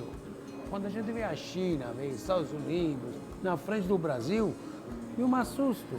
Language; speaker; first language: Portuguese; non-native, fluent; Italian